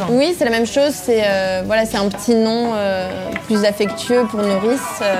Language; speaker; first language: French; native; French